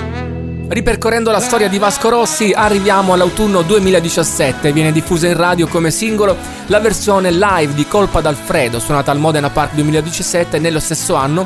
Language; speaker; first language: Italian; native; Italian